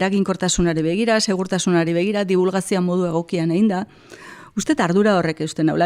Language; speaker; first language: Basque; native; Basque